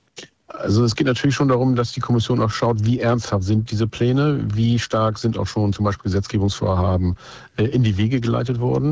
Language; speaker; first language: German; native; German